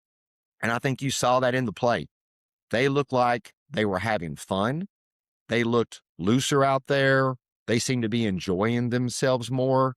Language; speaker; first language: English; native; English